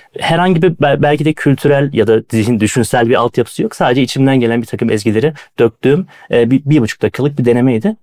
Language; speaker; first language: Turkish; native; Turkish